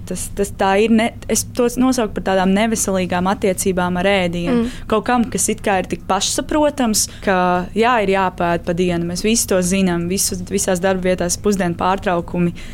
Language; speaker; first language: Latvian; native; Latvian